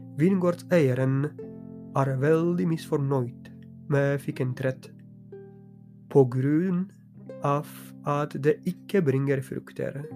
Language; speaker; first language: Norwegian; non-native, fluent; Polish